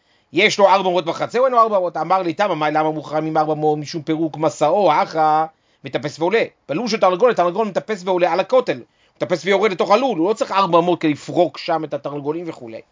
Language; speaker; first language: Hebrew; native; Hebrew